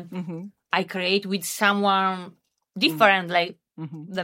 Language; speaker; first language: English; non-native, learner; Italian